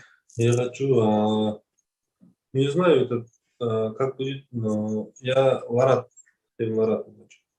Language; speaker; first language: Russian; non-native, learner; Kazakh